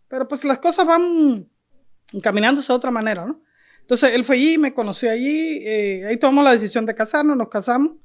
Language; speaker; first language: Spanish; native; Spanish